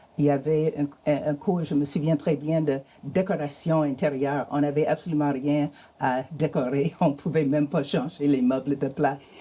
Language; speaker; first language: French; non-native, fluent; English